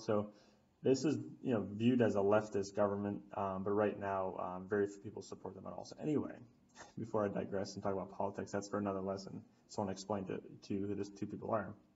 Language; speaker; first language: English; native; English